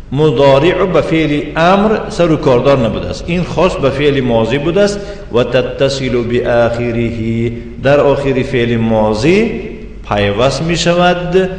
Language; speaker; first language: Persian; native; Persian